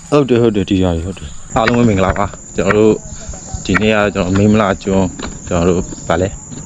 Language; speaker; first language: Burmese; native; Burmese